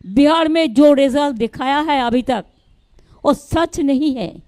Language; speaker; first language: Hindi; non-native, local second language; Bangla